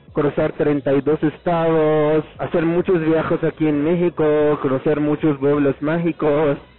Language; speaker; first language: Spanish; non-native, fluent; Arabic